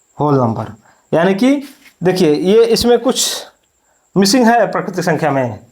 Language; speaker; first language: Hindi; native; Hindi